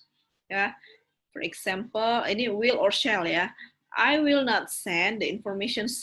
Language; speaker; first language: English; non-native, fluent; Indonesian